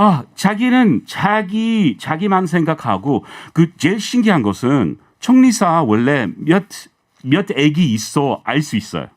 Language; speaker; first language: Korean; non-native, learner; English